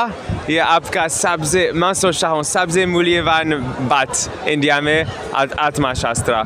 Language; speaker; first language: Hindi; non-native, learner; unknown